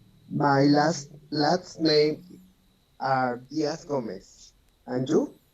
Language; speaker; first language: English; non-native, learner; Spanish